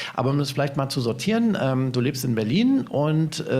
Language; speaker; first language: German; native; German